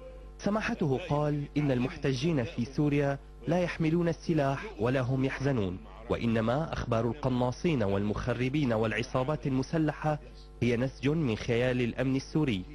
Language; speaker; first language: Arabic; native; Arabic